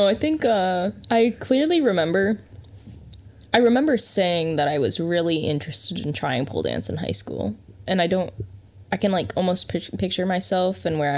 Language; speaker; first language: English; native; English